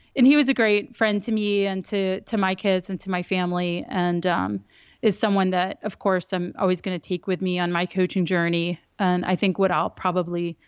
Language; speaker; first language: English; native; English